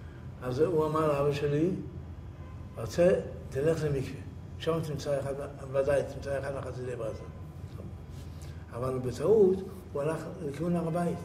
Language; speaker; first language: Hebrew; early bilingual, other home language; Yiddish